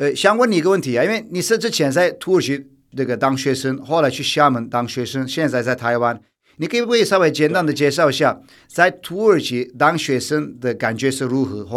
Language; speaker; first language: Chinese; non-native, fluent; Turkish